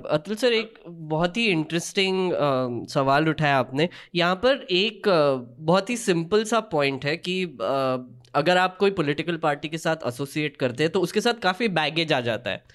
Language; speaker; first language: Hindi; non-native, local second language; Marathi